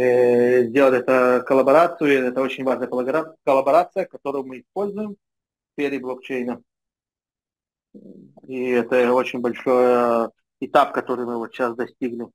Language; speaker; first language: Russian; non-native, fluent; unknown